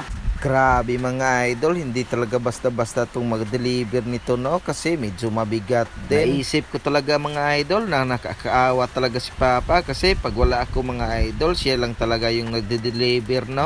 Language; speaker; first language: Filipino; native; Filipino